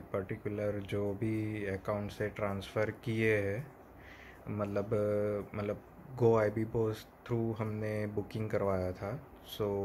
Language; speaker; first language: Hindi; non-native, local second language; Gujarati